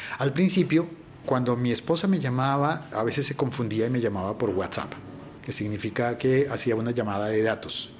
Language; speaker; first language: Spanish; native; Spanish